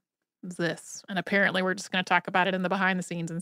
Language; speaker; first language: English; native; English